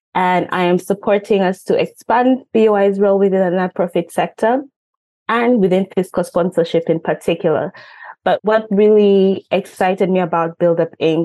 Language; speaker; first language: English; non-native, local second language; Ganda